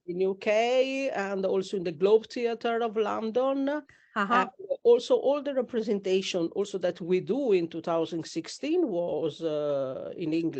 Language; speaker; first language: English; non-native, learner; Italian